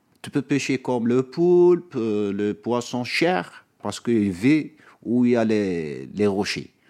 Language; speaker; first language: French; non-native, local second language; Arabic